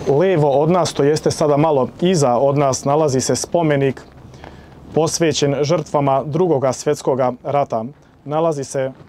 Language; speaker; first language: Croatian; early bilingual, heritage; Serbian